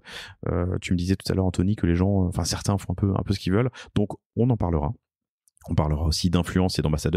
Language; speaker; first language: French; native; French